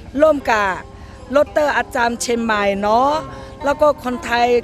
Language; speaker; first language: Thai; non-native, learner; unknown